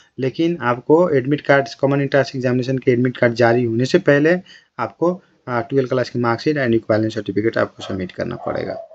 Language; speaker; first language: Hindi; non-native, local second language; Bhojpuri